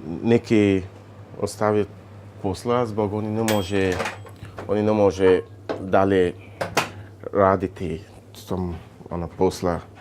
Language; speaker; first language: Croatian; non-native, learner; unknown